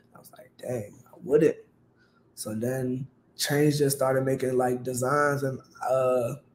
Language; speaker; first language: English; native; English